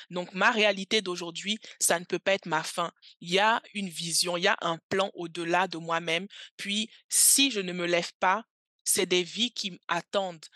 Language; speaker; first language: French; early bilingual, other home language; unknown